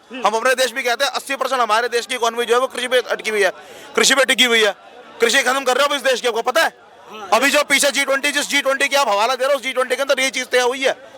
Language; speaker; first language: Hindi; native; Hindi